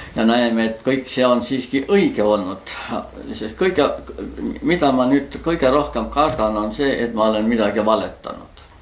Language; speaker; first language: Estonian; native; Estonian